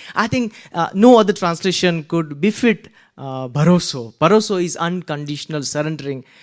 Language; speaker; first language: English; non-native, local second language; Gujarati